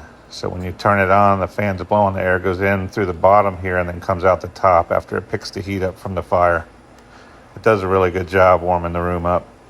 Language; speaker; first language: English; native; English